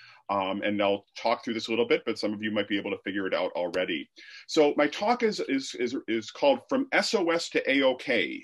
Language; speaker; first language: English; native; English